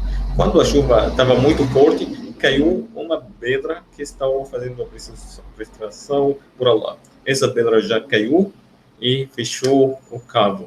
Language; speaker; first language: Portuguese; non-native, fluent; Arabic